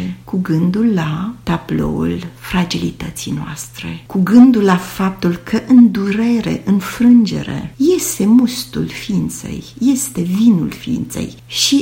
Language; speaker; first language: Romanian; native; Romanian